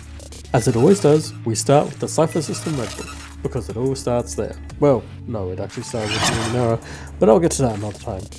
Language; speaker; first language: English; native; English